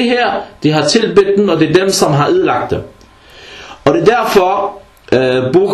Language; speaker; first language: Danish; early bilingual, other home language; Arabic